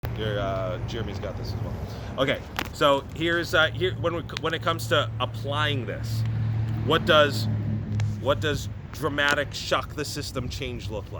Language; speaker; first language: English; native; English